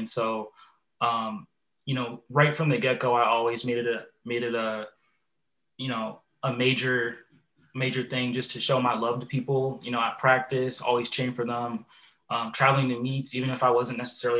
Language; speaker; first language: English; native; English